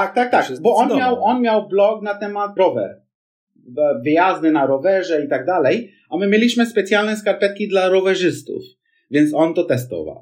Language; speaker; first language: Polish; non-native, fluent; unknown